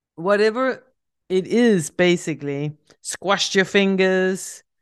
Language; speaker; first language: English; non-native, fluent; Danish